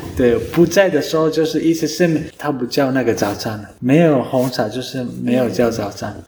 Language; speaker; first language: Chinese; non-native, learner; Kurdish